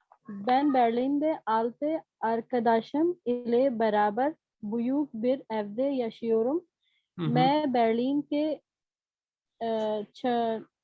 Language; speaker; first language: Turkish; non-native, learner; Urdu